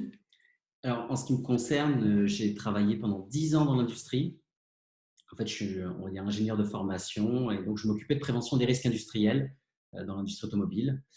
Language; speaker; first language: French; native; French